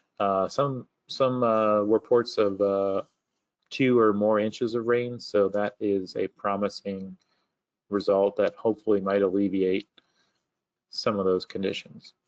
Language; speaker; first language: English; native; English